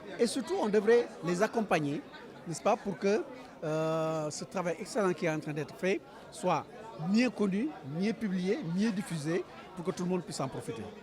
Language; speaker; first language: French; non-native, local second language; Wolof